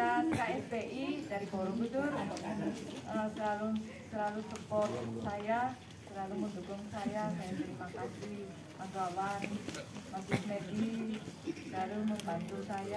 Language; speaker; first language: Indonesian; non-native, learner; Japanese